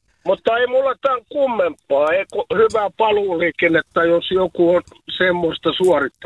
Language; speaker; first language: Finnish; native; Finnish